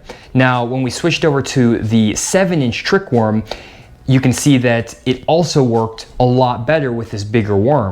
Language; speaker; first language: English; native; English